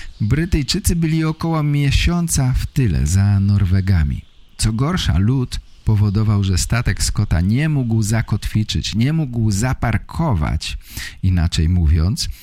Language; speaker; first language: Polish; native; Polish